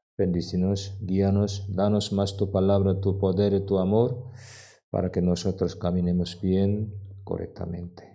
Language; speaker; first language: Spanish; non-native, learner; Korean